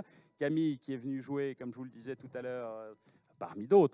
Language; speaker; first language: French; native; French